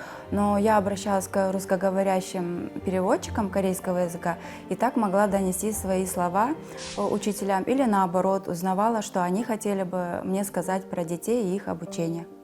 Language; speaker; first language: Russian; non-native, local second language; Kazakh